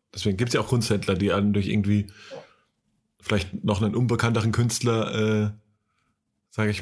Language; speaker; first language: German; native; German